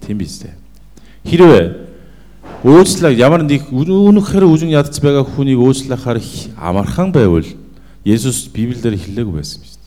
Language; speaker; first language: Mongolian; non-native, fluent; Korean